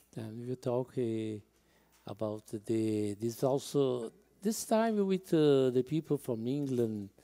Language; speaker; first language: English; non-native, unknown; Portuguese